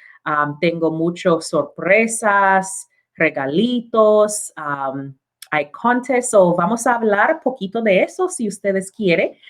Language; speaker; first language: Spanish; non-native, learner; English